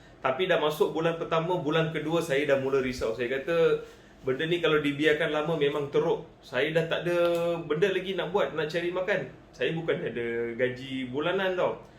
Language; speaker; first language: Malay; non-native, local second language; Tamil